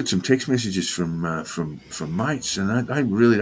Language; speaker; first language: English; native; English